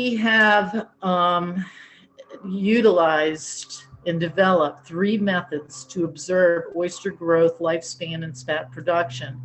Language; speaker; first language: English; native; English